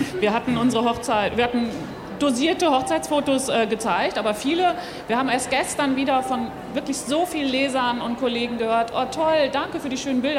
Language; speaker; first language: German; native; German